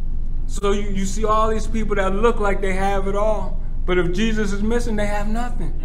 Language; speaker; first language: English; native; English